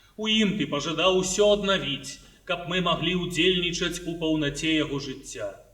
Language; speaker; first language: Belarusian; native; Belarusian